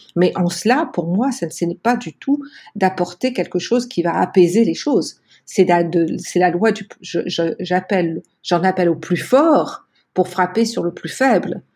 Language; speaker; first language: French; native; French